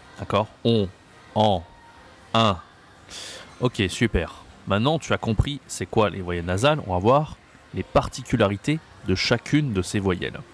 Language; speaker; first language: French; native; French